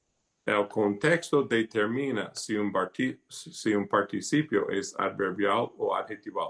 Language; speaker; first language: Spanish; early bilingual, heritage; Spanish